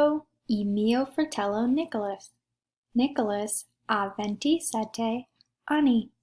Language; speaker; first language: Italian; non-native, learner; English